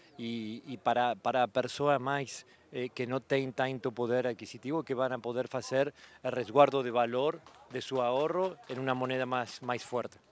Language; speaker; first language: Portuguese; non-native, learner; Spanish